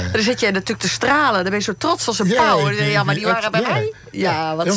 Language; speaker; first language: Dutch; native; Dutch